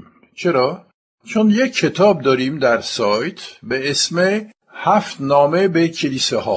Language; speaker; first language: Persian; non-native, fluent; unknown